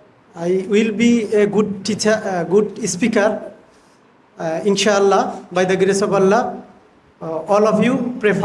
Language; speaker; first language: English; non-native, learner; Bangla